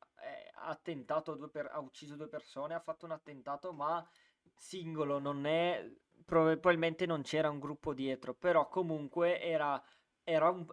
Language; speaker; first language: Italian; native; Italian